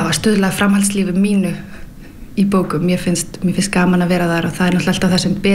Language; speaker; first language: Icelandic; early bilingual, heritage; Icelandic